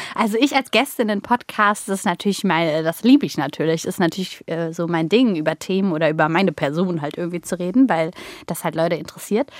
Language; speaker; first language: German; early bilingual, other home language; Bulgarian